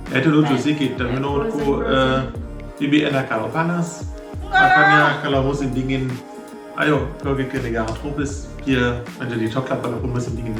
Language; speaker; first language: Indonesian; non-native, fluent; German